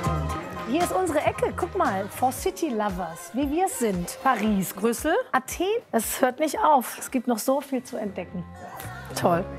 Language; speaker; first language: German; native; German